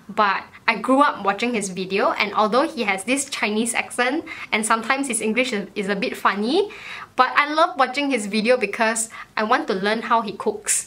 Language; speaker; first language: English; native; English